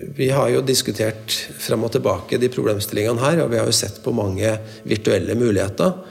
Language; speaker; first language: Norwegian; native; Norwegian